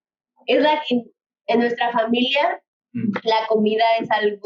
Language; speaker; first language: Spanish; early bilingual, heritage; Spanish